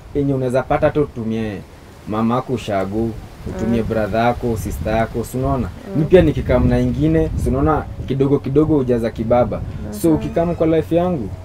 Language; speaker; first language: Swahili; non-native, local second language; Luyia